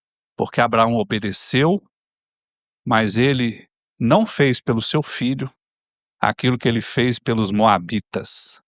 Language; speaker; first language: Portuguese; native; Portuguese